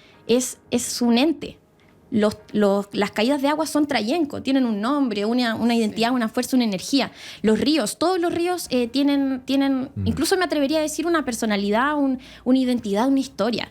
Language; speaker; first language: Spanish; native; Spanish